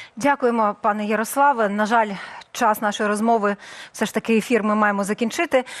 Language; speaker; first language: Ukrainian; native; Ukrainian